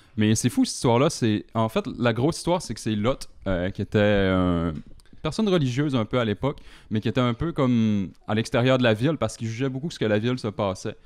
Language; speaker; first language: French; native; French